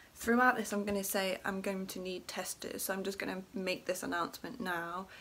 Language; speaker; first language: English; native; English